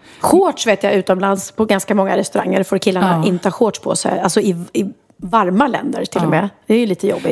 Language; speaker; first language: Swedish; native; Swedish